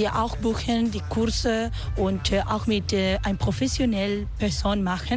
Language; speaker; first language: German; non-native, learner; Spanish